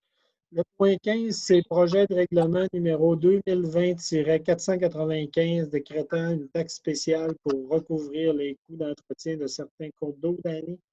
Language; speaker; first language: French; native; French